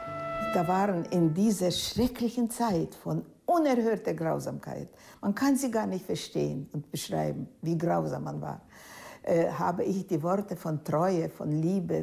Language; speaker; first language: German; non-native, fluent; Lithuanian